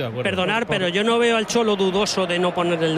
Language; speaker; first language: Spanish; native; Spanish